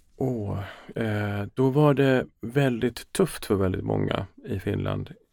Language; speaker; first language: Swedish; early bilingual, other home language; Finnish